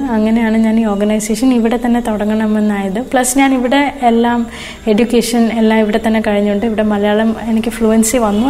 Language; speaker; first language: Malayalam; early bilingual, other home language; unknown